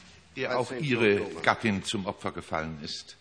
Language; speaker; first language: German; native; German